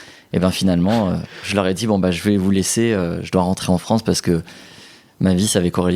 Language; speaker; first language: French; native; French